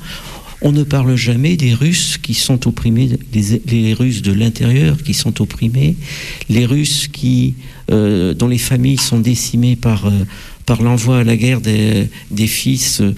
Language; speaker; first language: French; native; French